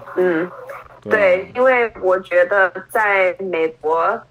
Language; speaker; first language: Chinese; non-native, fluent; English